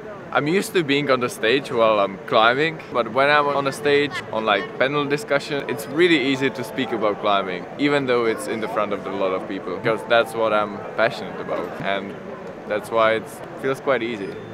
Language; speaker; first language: English; non-native, fluent; Czech